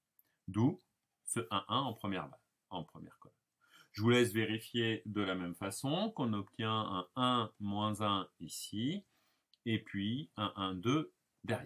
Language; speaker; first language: French; native; French